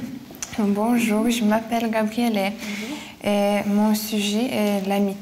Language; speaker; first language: French; non-native, fluent; Lithuanian